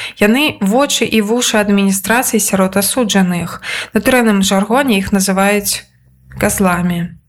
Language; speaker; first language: Belarusian; native; Belarusian